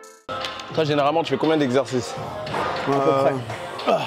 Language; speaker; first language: French; native; French